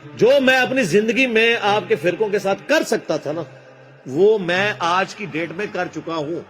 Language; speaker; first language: Urdu; non-native, local second language; Punjabi